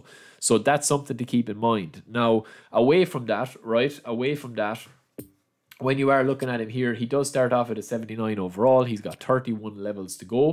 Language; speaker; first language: English; native; English